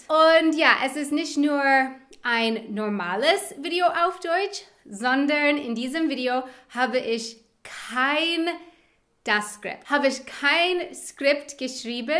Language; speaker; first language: German; non-native, fluent; English